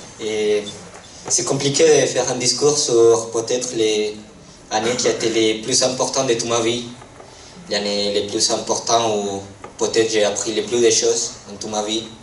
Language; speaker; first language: French; non-native, fluent; Spanish